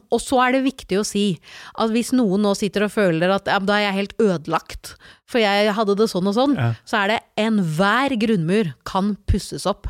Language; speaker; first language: Norwegian; native; Norwegian